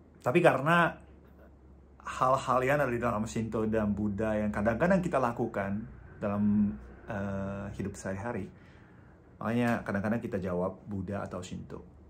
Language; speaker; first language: Indonesian; non-native, fluent; Japanese